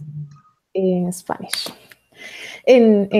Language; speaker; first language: English; non-native, learner; Spanish